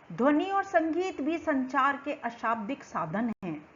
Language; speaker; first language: Hindi; native; Hindi